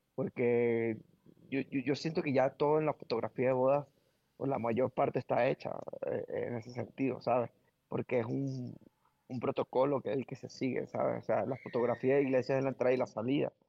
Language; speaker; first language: Spanish; native; Spanish